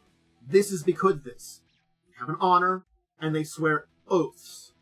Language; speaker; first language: English; native; English